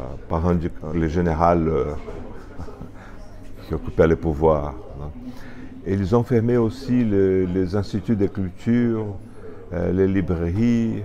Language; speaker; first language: French; non-native, fluent; Portuguese